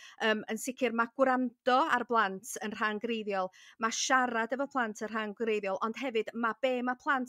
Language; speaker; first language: Welsh; native; Welsh